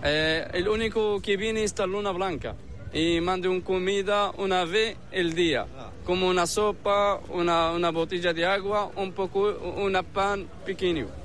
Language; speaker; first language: Spanish; non-native, learner; Arabic